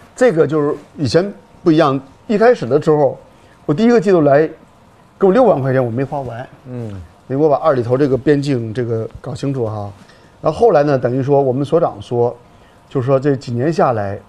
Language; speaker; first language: Chinese; native; Chinese